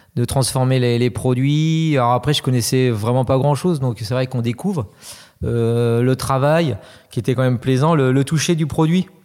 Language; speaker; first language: French; native; French